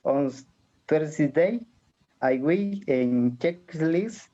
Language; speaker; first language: English; non-native, learner; Spanish